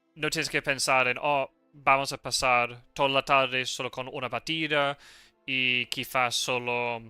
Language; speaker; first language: Spanish; non-native, learner; English